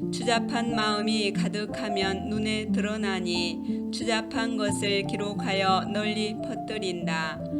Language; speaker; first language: Korean; native; Korean